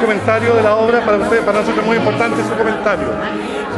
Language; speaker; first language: Spanish; native; Spanish